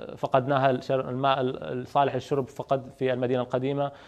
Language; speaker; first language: Arabic; native; Arabic